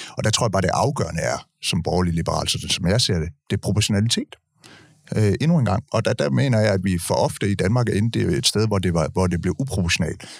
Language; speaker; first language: Danish; native; Danish